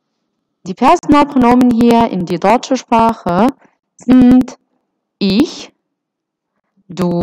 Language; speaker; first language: German; non-native, fluent; Arabic